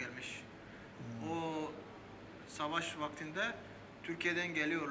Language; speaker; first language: Turkish; early bilingual, heritage; Armenian